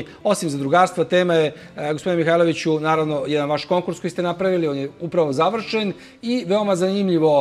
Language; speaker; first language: Serbian; native; Serbian